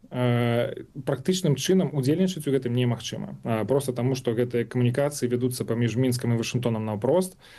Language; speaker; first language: Belarusian; non-native, local second language; Russian